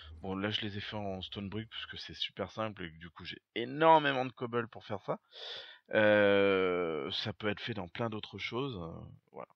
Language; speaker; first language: French; native; French